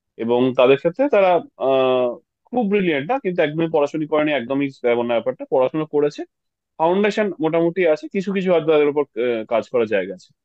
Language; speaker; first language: Bangla; native; Bangla